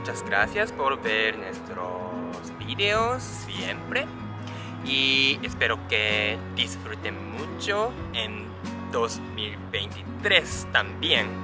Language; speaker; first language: Spanish; non-native, learner; Japanese